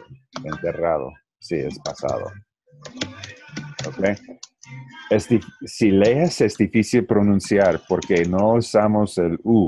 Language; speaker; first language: Spanish; non-native, learner; English